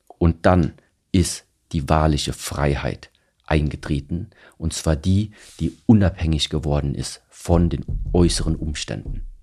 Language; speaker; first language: German; early bilingual, other home language; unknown